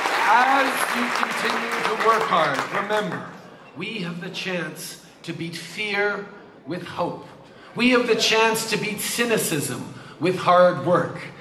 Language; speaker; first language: English; native; English